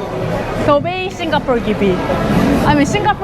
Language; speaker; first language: Turkish; non-native, learner; Korean